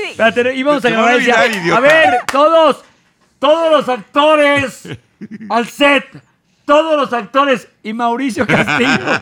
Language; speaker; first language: Spanish; native; Spanish